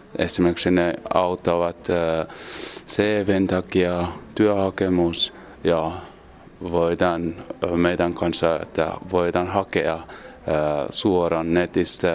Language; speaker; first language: Finnish; non-native, learner; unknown